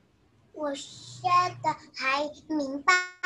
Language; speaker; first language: Chinese; early bilingual, other home language; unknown